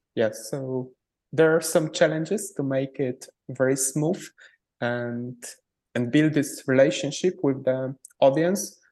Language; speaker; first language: English; non-native, fluent; Polish